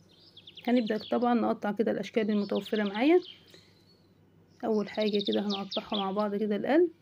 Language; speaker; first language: Arabic; native; Arabic